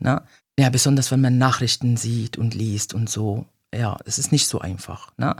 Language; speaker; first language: German; non-native, fluent; Arabic